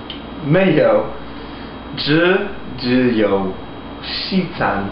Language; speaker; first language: Chinese; non-native, learner; English